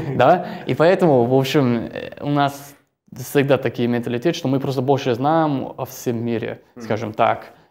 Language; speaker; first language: Russian; non-native, fluent; English